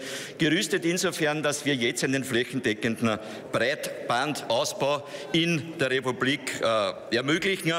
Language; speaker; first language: German; native; German